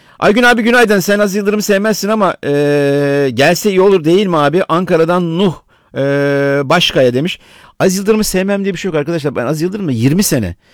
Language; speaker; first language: Turkish; native; Turkish